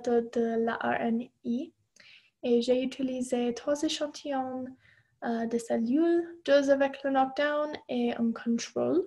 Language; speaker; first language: French; non-native, fluent; English